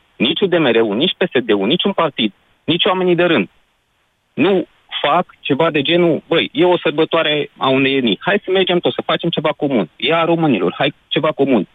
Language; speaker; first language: Romanian; native; Romanian